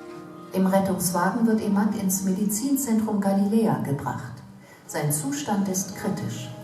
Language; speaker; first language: German; native; German